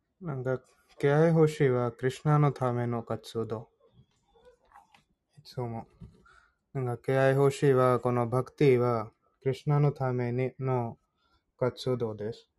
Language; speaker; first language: Japanese; non-native, fluent; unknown